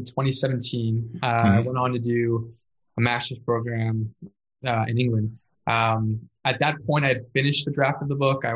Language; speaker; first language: English; native; English